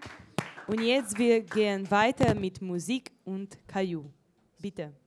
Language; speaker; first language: German; non-native, learner; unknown